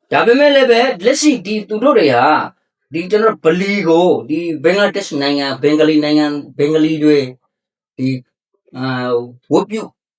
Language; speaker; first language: Burmese; native; Burmese